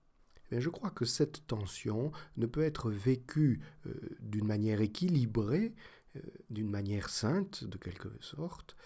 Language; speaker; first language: French; native; French